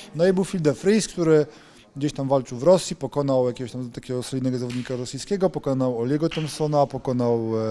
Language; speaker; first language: Polish; native; Polish